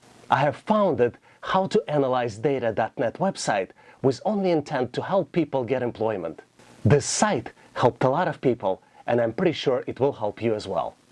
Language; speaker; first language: English; non-native, fluent; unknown